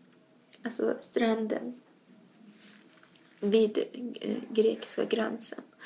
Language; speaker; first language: Swedish; non-native, fluent; Persian